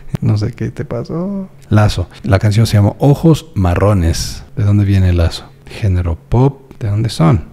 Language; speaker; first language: Spanish; non-native, fluent; English